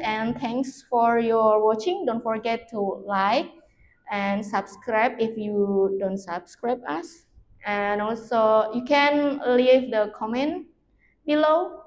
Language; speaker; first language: English; non-native, learner; Indonesian